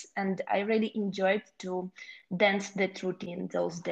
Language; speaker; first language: English; non-native, fluent; Ukrainian